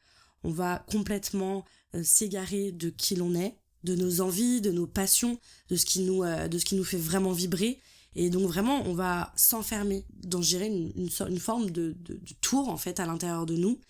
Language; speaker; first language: French; native; French